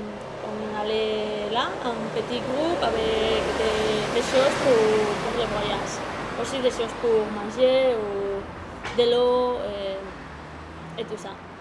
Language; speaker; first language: French; non-native, fluent; Spanish